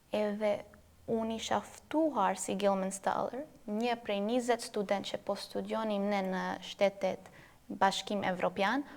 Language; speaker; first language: Albanian; early bilingual, heritage; Albanian